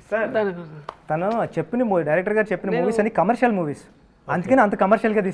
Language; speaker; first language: Telugu; native; Telugu